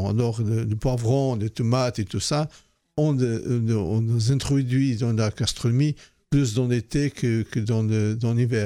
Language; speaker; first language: French; non-native, fluent; Portuguese